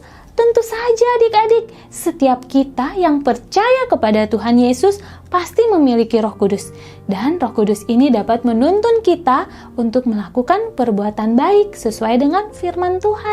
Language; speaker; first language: Indonesian; native; Indonesian